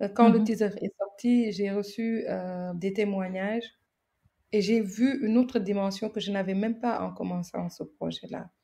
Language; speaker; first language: French; non-native, local second language; Wolof